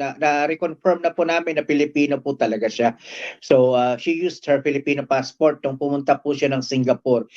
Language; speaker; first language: Filipino; native; Filipino